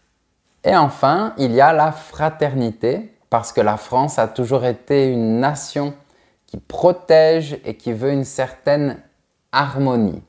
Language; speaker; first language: French; native; French